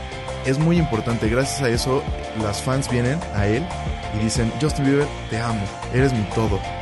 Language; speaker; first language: Spanish; native; Spanish